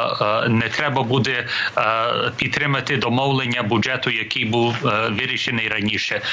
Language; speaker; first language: Ukrainian; early bilingual, heritage; English